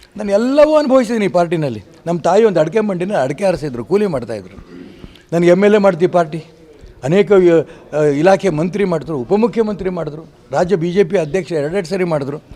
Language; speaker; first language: Kannada; native; Kannada